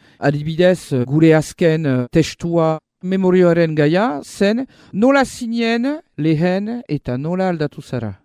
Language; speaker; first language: Basque; non-native, local second language; French